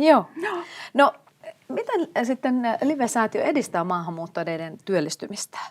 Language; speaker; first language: Finnish; native; Finnish